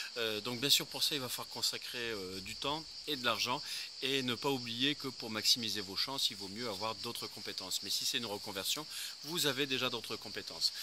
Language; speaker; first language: French; native; French